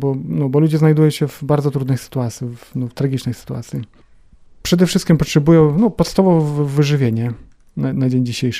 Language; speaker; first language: Polish; non-native, fluent; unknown